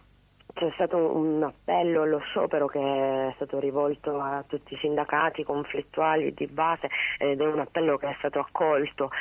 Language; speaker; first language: Italian; native; Italian